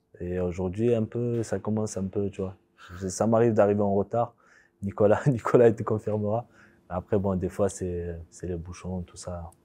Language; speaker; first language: French; early bilingual, other home language; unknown